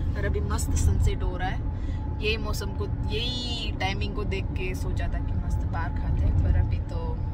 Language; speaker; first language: Hindi; non-native, local second language; Gujarati